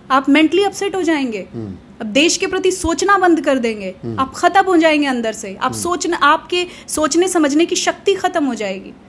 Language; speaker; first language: Hindi; native; Hindi